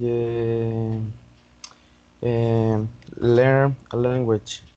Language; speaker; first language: English; non-native, learner; Spanish